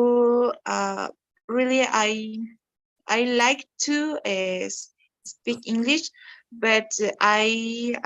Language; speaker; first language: English; non-native, learner; Spanish